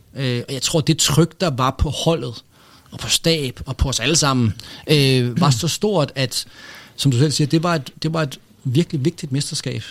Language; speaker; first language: Danish; native; Danish